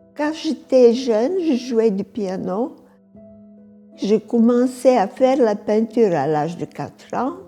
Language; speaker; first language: French; non-native, fluent; Bulgarian